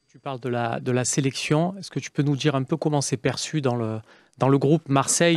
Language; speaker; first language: French; native; French